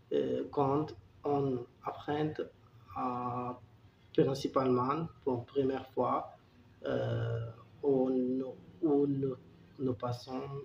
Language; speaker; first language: French; non-native, learner; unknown